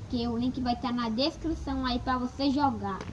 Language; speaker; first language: Portuguese; native; Portuguese